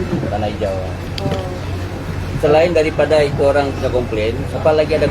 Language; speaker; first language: Malay; native; Malay